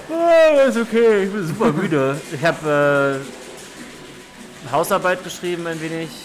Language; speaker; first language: German; native; German